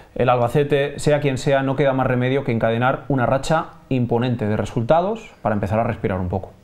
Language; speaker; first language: Spanish; non-native, local second language; Catalan